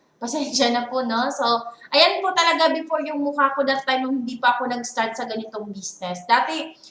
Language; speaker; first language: Filipino; non-native, local second language; Cebuano